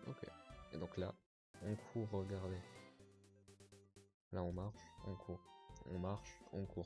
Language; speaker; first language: French; native; French